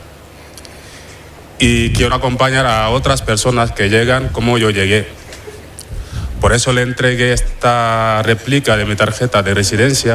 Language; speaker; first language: Spanish; non-native, fluent; Wolof